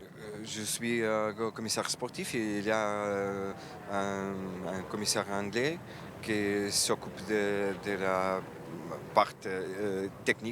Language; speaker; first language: French; non-native, fluent; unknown